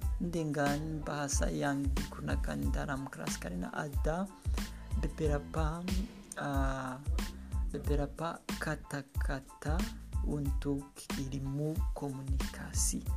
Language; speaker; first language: Indonesian; non-native, learner; Kinyarwanda